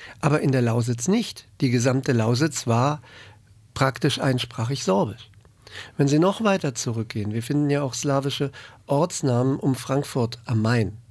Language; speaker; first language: German; native; German